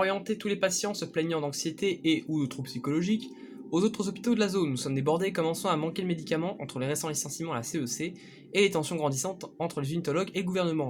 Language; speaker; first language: French; native; French